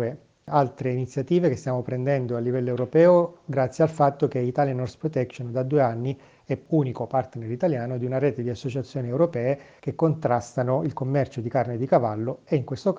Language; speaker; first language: Italian; native; Italian